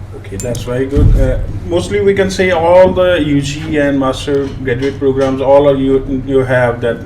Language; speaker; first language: English; non-native, local second language; Punjabi